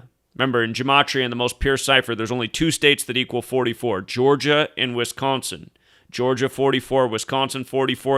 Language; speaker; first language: English; native; English